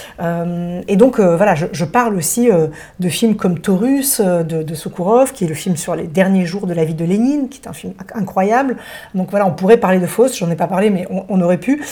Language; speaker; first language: French; early bilingual, other home language; Russian